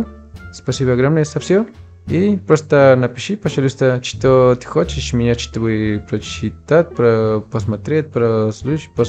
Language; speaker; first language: Russian; non-native, fluent; Spanish